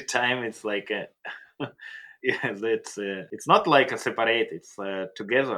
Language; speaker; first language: English; non-native, learner; Russian